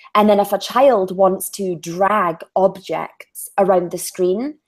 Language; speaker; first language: English; native; English